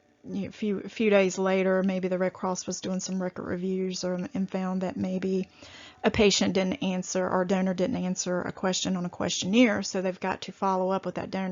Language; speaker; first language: English; native; English